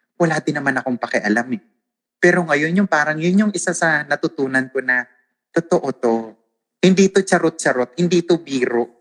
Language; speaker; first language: Filipino; non-native, local second language; Waray